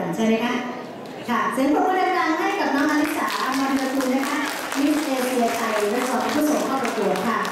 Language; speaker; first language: Thai; native; Thai